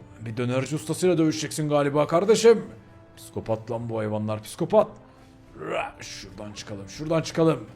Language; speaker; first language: Turkish; native; Turkish